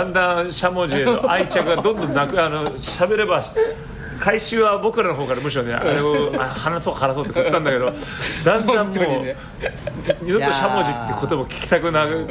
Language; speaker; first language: Japanese; native; Japanese